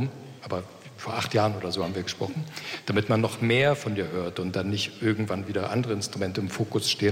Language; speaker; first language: German; native; German